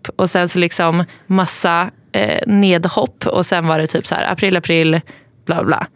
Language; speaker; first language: Swedish; native; Swedish